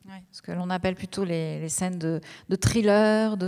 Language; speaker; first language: French; native; French